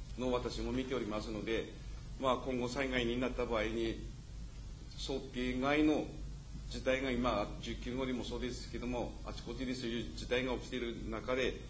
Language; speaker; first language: Japanese; native; Japanese